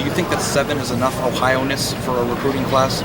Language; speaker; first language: English; native; English